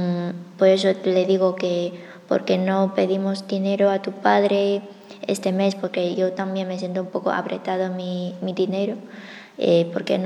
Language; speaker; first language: Spanish; non-native, fluent; Chinese